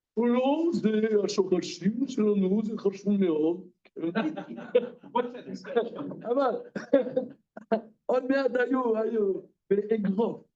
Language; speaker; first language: Hebrew; non-native, fluent; French